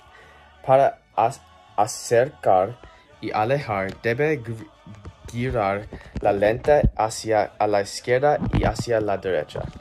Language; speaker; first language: Spanish; non-native, learner; English